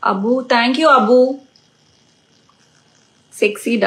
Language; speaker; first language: Hindi; non-native, local second language; Telugu